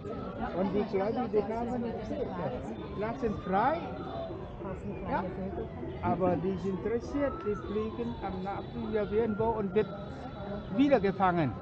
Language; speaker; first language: German; non-native, fluent; Vietnamese